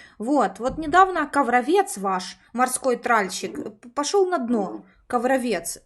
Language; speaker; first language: Russian; native; Russian